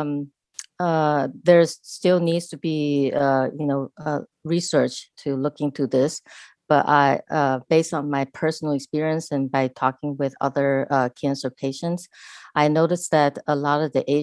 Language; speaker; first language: English; non-native, fluent; Chinese